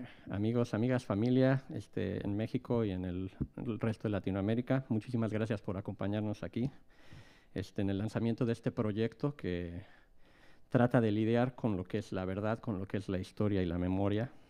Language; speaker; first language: Spanish; native; Spanish